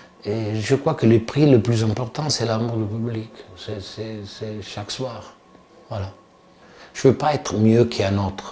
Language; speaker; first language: French; non-native, fluent; Italian